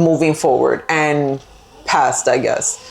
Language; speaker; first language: English; native; English